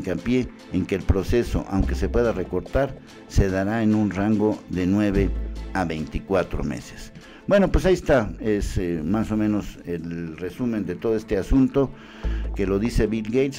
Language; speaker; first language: Spanish; native; Spanish